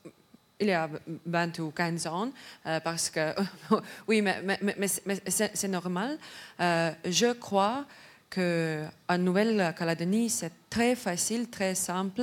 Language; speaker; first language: French; non-native, learner; Estonian